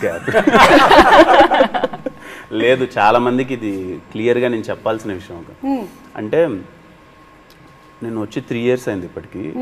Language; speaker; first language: Telugu; native; Telugu